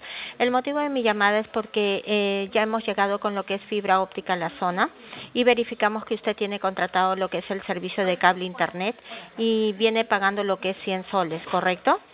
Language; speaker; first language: Spanish; native; Spanish